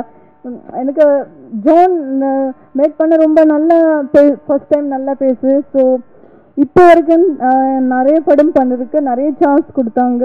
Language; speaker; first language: Tamil; non-native, learner; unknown